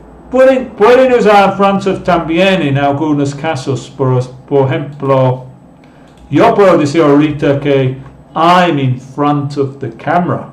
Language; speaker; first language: Spanish; non-native, fluent; English